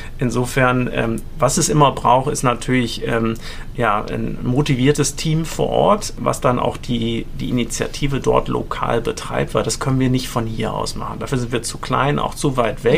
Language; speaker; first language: German; native; German